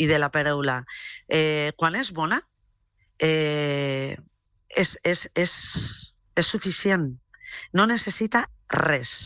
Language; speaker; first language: Catalan; non-native, local second language; Spanish